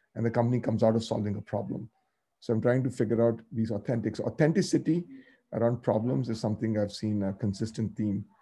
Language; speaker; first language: English; non-native, local second language; Tamil